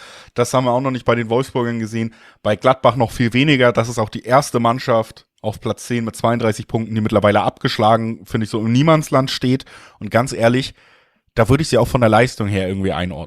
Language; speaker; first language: German; native; German